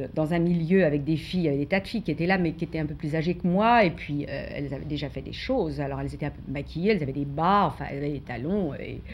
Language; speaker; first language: French; native; French